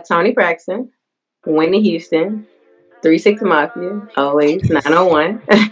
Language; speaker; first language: English; native; English